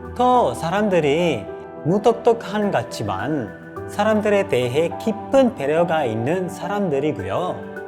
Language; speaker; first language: Korean; non-native, fluent; Sinhala